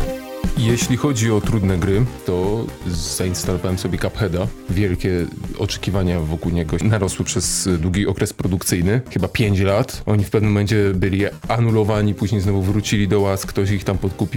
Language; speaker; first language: Polish; native; Polish